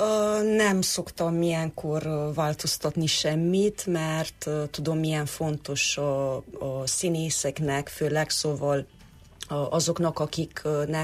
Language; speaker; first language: Hungarian; non-native, local second language; Romanian